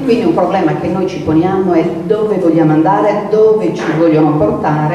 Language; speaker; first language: Italian; native; Italian